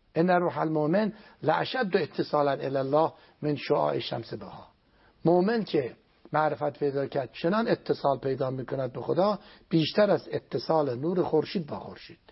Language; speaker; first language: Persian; non-native, local second language; Azerbaijani